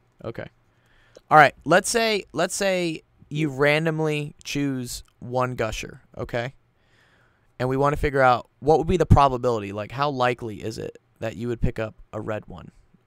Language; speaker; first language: English; native; English